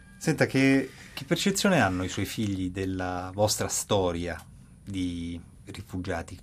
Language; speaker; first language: Italian; native; Italian